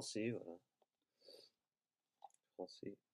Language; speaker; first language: French; native; French